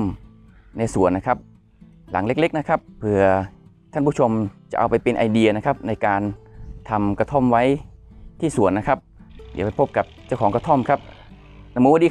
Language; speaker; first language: Thai; native; Thai